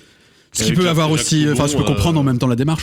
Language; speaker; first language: French; native; French